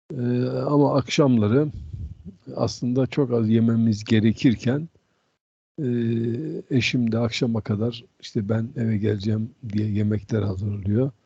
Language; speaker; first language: Turkish; native; Turkish